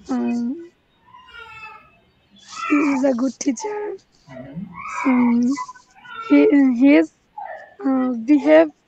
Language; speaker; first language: English; non-native, learner; Bangla